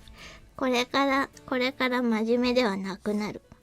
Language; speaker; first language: Japanese; native; Japanese